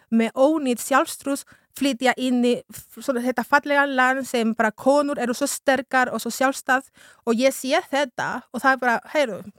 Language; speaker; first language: Icelandic; non-native, fluent; Spanish